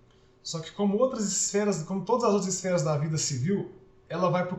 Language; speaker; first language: Portuguese; native; Portuguese